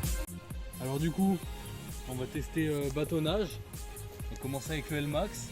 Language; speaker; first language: French; native; French